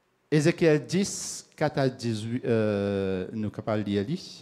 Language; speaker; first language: French; non-native, local second language; Morisyen